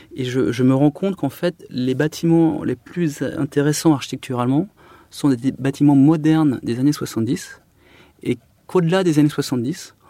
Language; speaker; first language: French; native; French